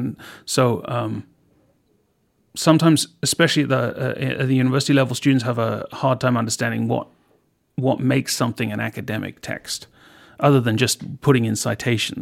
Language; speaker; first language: English; native; English